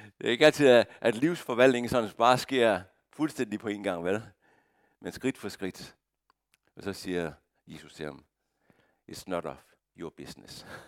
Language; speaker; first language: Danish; native; Danish